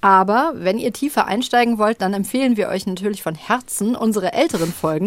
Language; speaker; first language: German; native; German